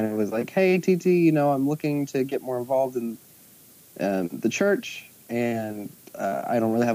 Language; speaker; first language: English; native; English